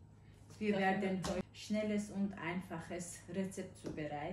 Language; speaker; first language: German; non-native, learner; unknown